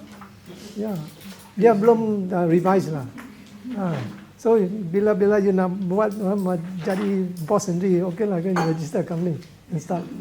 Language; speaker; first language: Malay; non-native, local second language; Cantonese